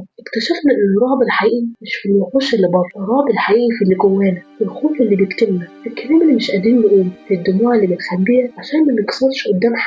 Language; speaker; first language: Arabic; native; Arabic